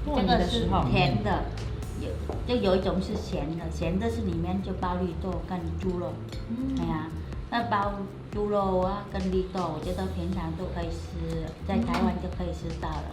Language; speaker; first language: Chinese; non-native, learner; Vietnamese